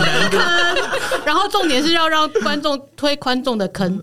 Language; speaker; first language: Chinese; native; Chinese